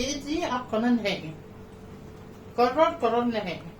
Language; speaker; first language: Arabic; native; Arabic